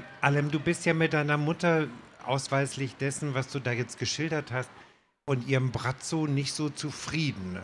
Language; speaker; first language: German; native; German